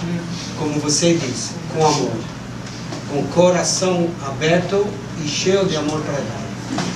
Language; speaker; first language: Portuguese; non-native, fluent; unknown